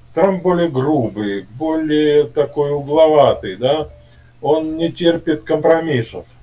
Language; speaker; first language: Russian; native; Russian